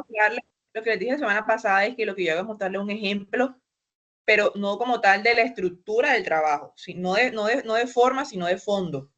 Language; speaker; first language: Spanish; native; Spanish